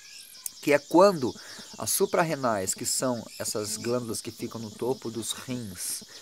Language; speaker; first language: Portuguese; native; Portuguese